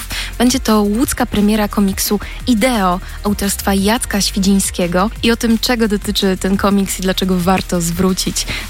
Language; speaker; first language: Polish; native; Polish